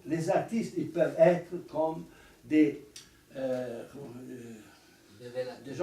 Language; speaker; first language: French; non-native, fluent; Italian